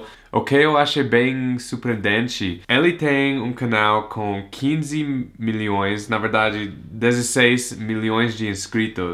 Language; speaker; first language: Portuguese; non-native, learner; English